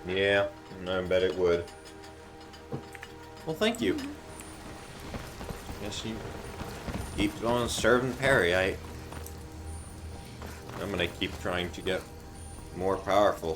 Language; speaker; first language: English; native; English